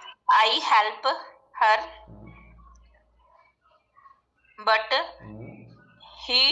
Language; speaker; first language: English; non-native, learner; Punjabi